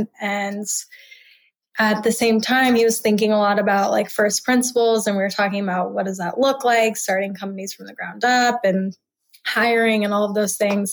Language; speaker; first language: English; native; English